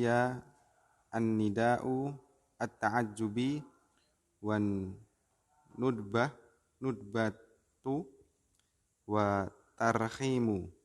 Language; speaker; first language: Arabic; non-native, learner; Indonesian